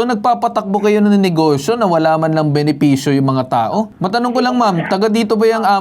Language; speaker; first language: Filipino; native; Filipino